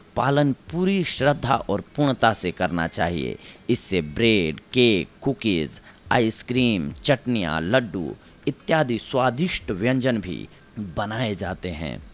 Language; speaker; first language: Hindi; native; Hindi